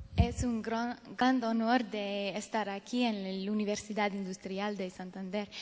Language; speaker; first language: Spanish; non-native, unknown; English